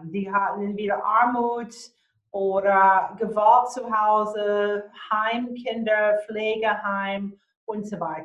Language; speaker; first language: German; non-native, fluent; English